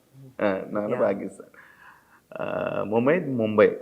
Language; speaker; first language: Telugu; native; Telugu